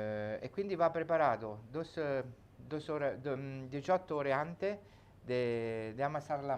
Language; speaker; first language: Spanish; non-native, learner; Italian